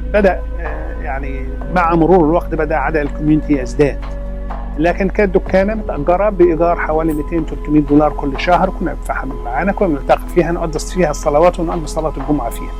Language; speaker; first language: Arabic; native; Arabic